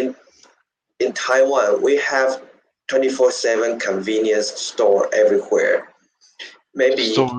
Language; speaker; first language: English; non-native, learner; Chinese